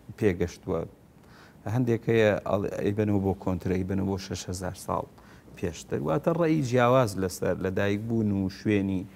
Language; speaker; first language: Central Kurdish; non-native, local second language; Gurani